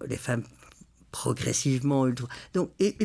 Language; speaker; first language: French; native; French